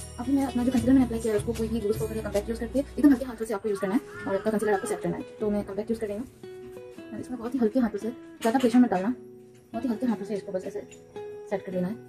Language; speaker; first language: Hindi; non-native, local second language; Bangla